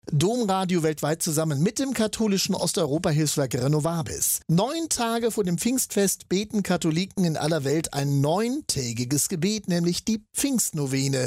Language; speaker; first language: German; native; German